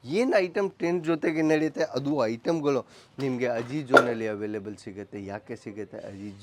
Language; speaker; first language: Kannada; non-native, local second language; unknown